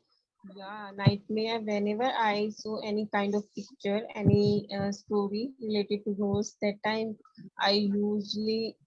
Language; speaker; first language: English; non-native, learner; Hindi